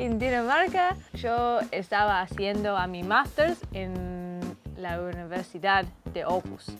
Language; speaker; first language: Spanish; non-native, learner; English